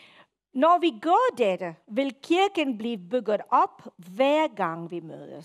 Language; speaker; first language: Danish; non-native, fluent; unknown